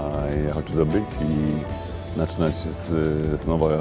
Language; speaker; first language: Russian; non-native, fluent; Polish